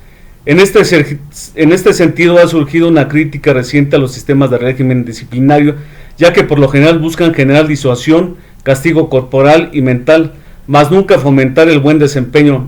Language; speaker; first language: Spanish; native; Spanish